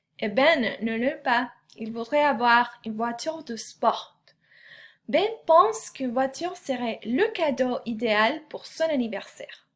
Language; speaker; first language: French; non-native, fluent; Spanish